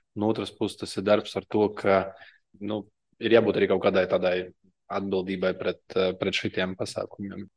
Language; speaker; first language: Latvian; non-native, local second language; Russian